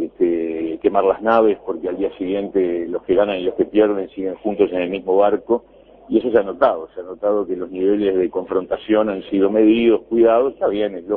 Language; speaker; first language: Spanish; native; Spanish